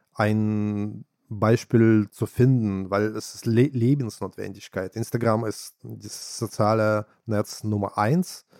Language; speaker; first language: German; non-native, fluent; Russian